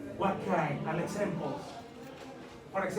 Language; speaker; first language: English; non-native, learner; Spanish